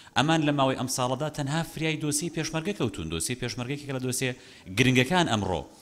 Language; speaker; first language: Central Kurdish; native; Central Kurdish